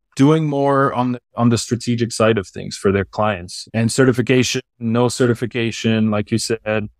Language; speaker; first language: English; non-native, fluent; German